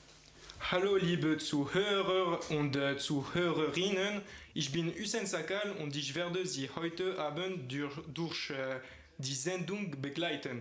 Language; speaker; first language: German; non-native, fluent; French